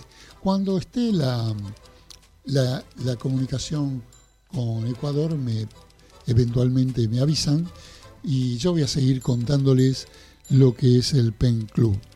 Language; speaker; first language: Spanish; native; Spanish